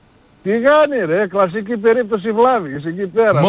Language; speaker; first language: Greek; native; Greek